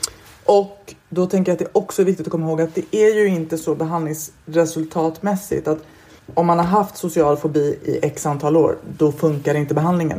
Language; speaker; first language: Swedish; native; Swedish